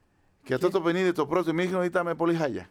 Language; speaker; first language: Greek; non-native, learner; Spanish